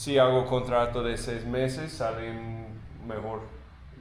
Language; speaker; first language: Spanish; non-native, fluent; English